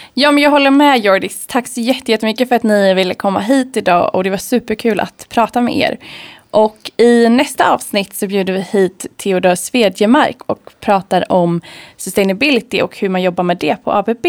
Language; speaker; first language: Swedish; native; Swedish